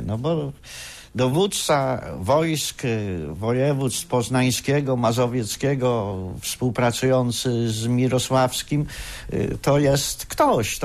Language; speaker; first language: Polish; native; Polish